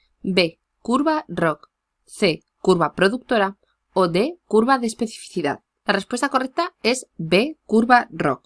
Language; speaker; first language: Spanish; native; Spanish